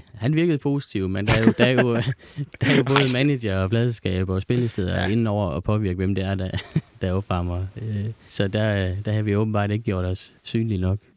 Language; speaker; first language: Danish; native; Danish